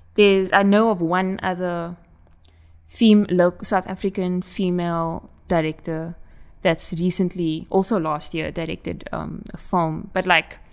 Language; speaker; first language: English; native; English